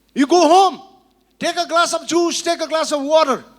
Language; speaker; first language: English; non-native, local second language; Nepali